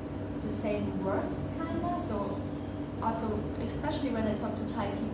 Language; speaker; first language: English; non-native, fluent; German